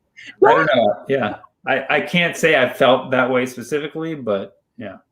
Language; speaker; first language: English; early bilingual, other home language; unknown